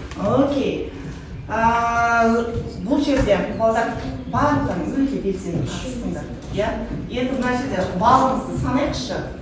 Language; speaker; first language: Kazakh; native; Kazakh